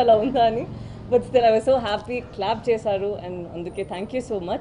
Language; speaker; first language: Telugu; non-native, fluent; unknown